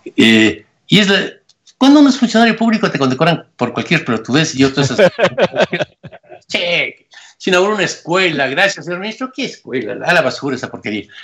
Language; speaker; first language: Spanish; native; Spanish